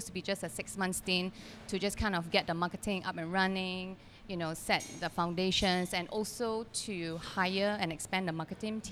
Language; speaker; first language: English; non-native, local second language; Cantonese